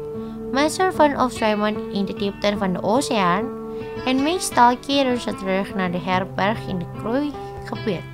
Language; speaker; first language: Dutch; non-native, fluent; Indonesian